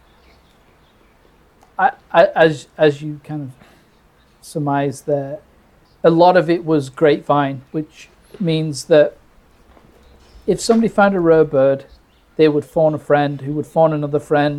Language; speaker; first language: English; native; English